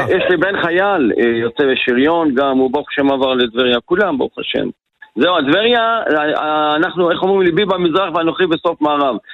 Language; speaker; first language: Hebrew; native; Hebrew